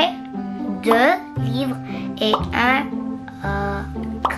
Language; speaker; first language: French; non-native, learner; Filipino